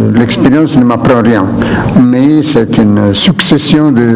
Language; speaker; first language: French; non-native, fluent; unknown